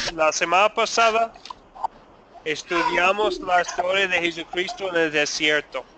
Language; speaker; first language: Spanish; non-native, fluent; English